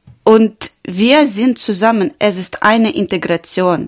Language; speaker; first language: German; non-native, learner; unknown